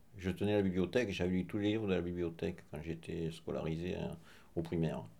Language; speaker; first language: French; native; French